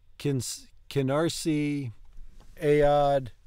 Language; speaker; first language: Italian; non-native, learner; English